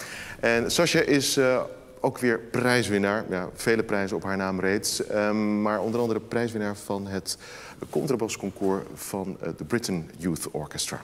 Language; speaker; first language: Dutch; native; Dutch